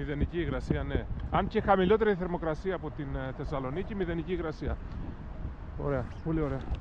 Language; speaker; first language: Greek; native; Greek